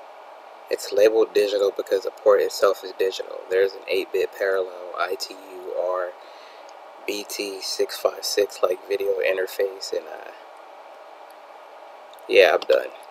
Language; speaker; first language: English; native; English